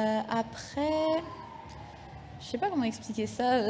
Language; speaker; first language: French; native; French